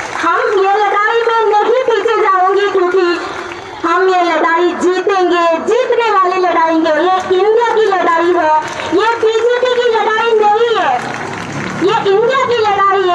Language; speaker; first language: Hindi; non-native, local second language; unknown